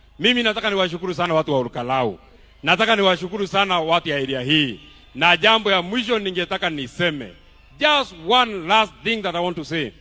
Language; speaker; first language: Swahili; non-native, local second language; Kikuyu